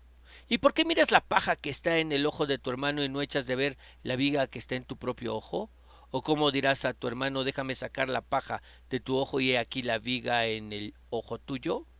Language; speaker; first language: Spanish; native; Spanish